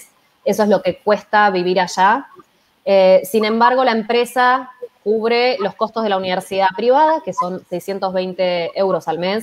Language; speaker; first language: Spanish; native; Spanish